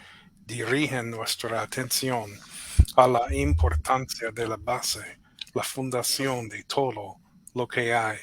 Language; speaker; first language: Spanish; non-native, fluent; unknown